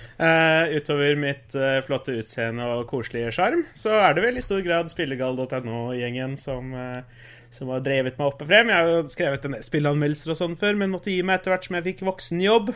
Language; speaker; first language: Norwegian; early bilingual, other home language; Spanish